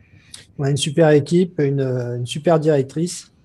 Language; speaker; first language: French; native; French